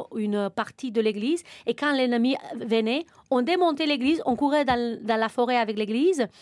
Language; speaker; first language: French; non-native, fluent; Romanian